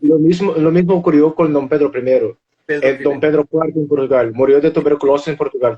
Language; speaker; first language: Spanish; non-native, fluent; Portuguese